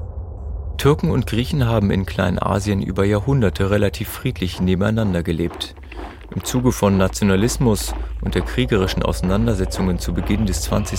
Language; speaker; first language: German; native; German